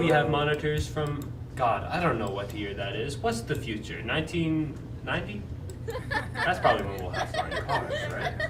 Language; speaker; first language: English; native; English